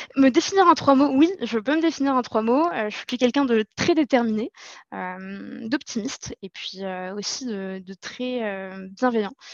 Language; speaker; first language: French; non-native, local second language; Arabic